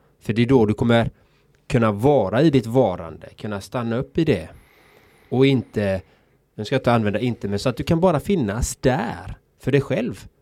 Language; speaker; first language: Swedish; native; Swedish